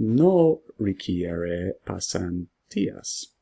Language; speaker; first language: Spanish; non-native, learner; English